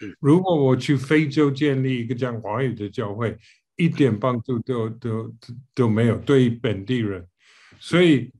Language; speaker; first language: Chinese; non-native, fluent; English